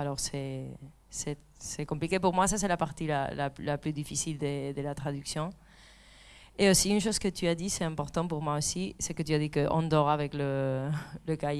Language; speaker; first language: French; non-native, fluent; Spanish